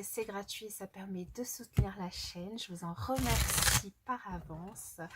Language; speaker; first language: French; native; French